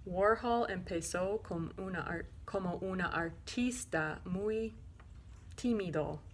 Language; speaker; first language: Spanish; non-native, learner; English